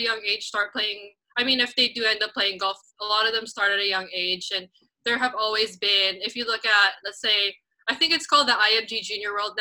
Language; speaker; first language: English; non-native, local second language; Filipino